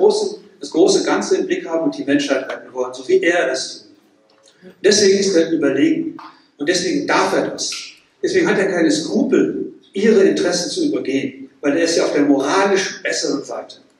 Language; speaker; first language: German; native; German